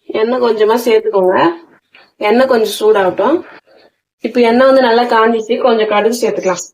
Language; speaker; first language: Tamil; native; Tamil